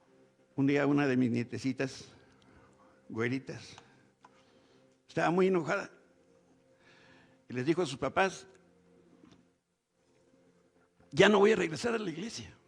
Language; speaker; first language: Spanish; native; Spanish